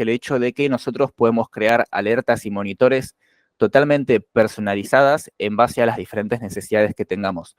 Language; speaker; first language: Spanish; native; Spanish